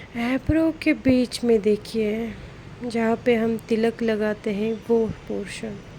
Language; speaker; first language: Hindi; non-native, local second language; Marathi